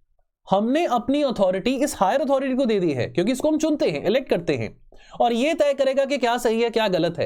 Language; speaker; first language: Hindi; native; Hindi